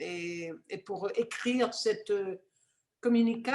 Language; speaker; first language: French; non-native, fluent; Spanish